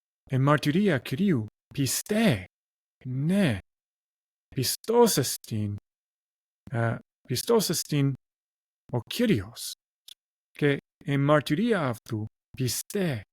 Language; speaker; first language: Greek; non-native, learner; English